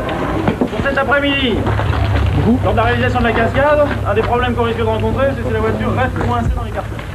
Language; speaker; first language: French; native; French